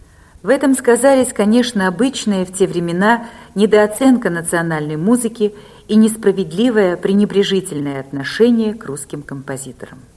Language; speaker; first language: Russian; native; Russian